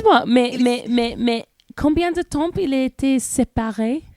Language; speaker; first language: French; non-native, learner; English